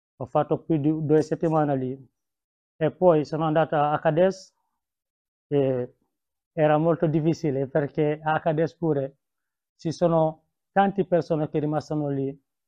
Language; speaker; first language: Italian; non-native, learner; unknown